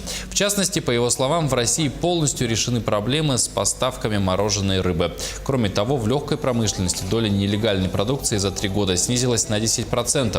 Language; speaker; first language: Russian; native; Russian